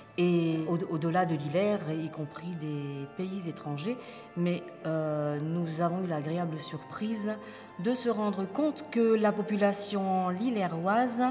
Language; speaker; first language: French; native; French